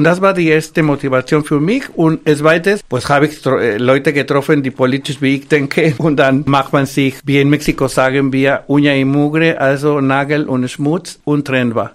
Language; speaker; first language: German; non-native, fluent; Spanish